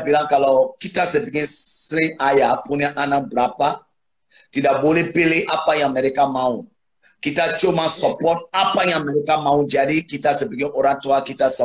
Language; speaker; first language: Indonesian; non-native, fluent; English